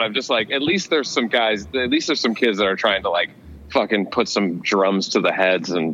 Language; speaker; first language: English; native; English